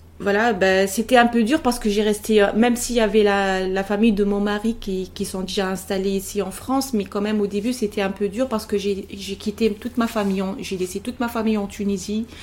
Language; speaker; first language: French; non-native, local second language; Arabic